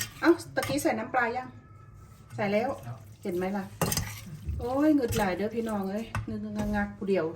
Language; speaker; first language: Thai; native; Thai